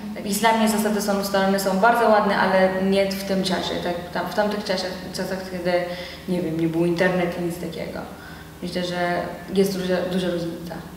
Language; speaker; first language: Polish; non-native, learner; Persian